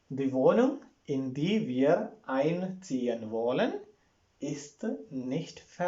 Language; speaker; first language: German; non-native, fluent; Malayalam